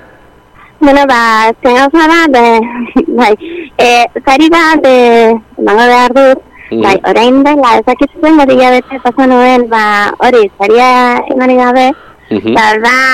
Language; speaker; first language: Basque; non-native, local second language; Spanish